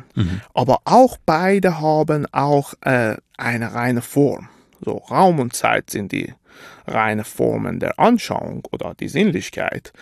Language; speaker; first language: German; non-native, fluent; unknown